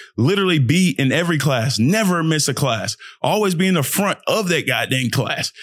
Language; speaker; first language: English; early bilingual, other home language; Yoruba